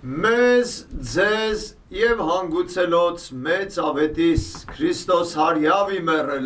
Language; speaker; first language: Armenian; native; Armenian